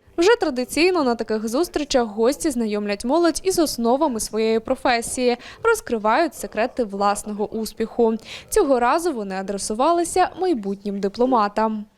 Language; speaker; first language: Ukrainian; native; Ukrainian